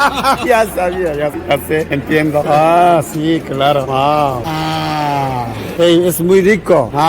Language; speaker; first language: Spanish; non-native, learner; Korean